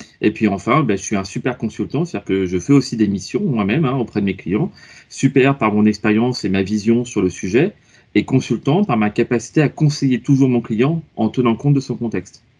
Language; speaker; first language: French; native; French